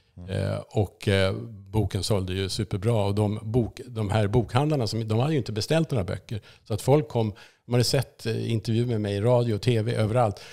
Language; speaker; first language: Swedish; native; Swedish